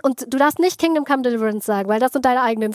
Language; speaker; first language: German; native; German